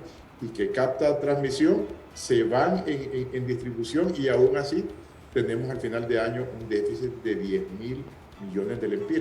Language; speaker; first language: Spanish; native; Spanish